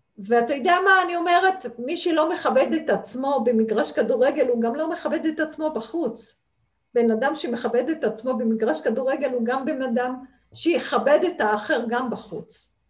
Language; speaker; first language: Hebrew; non-native, local second language; Arabic